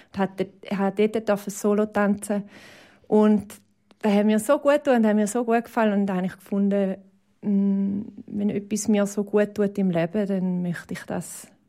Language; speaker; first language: German; native; German